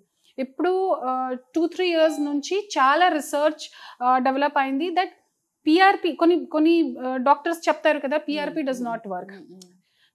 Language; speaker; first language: Telugu; non-native, fluent; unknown